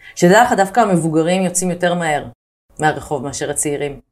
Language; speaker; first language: Hebrew; native; Hebrew